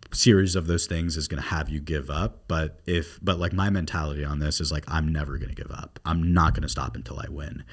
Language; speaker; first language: English; native; English